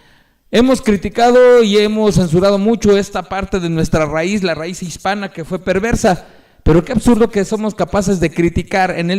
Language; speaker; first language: Spanish; native; Spanish